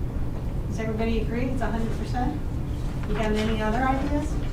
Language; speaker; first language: English; native; English